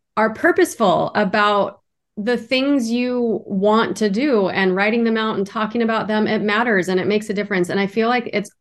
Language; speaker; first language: English; native; English